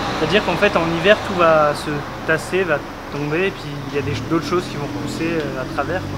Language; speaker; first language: French; native; French